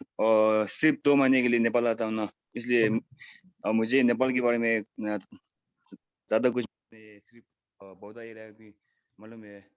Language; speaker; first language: Hindi; non-native, fluent; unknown